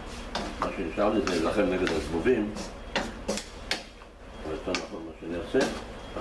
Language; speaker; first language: Hebrew; native; Hebrew